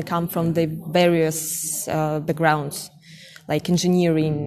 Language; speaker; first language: English; non-native, fluent; Russian